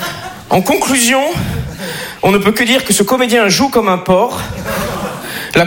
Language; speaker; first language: French; native; French